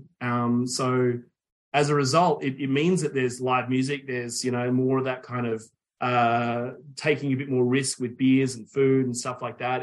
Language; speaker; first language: English; native; English